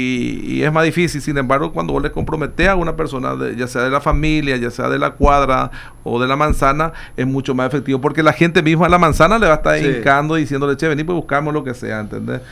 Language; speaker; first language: Spanish; native; Spanish